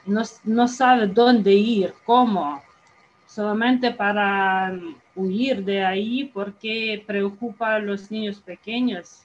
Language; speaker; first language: Spanish; non-native, fluent; Ukrainian